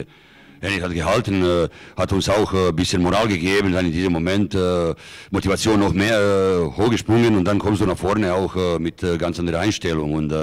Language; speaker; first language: German; non-native, fluent; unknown